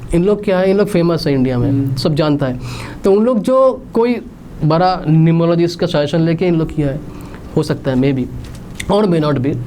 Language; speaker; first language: Hindi; non-native, local second language; Bangla